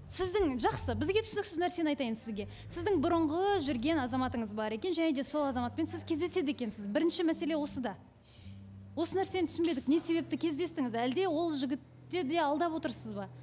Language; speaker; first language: Kazakh; native; Kazakh